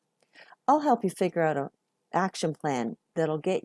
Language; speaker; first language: English; native; English